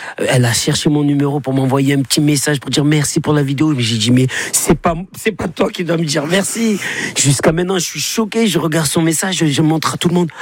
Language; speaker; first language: French; native; French